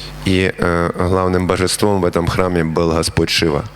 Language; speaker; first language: Russian; native; Russian